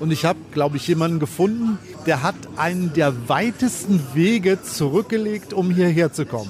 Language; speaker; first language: German; native; German